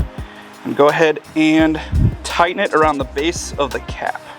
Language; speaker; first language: English; native; English